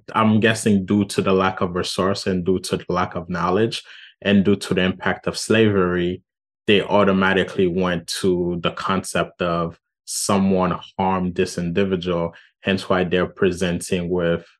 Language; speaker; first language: English; non-native, fluent; Haitian Creole